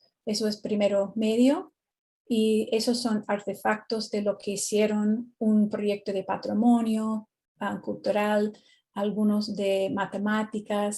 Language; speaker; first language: Spanish; non-native, fluent; English